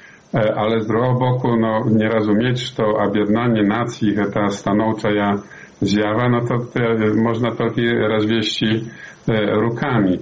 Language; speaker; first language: Polish; non-native, learner; Belarusian